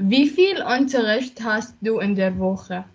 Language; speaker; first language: German; non-native, learner; Arabic